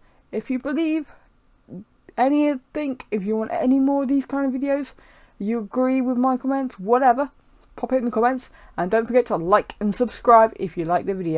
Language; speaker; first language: English; native; English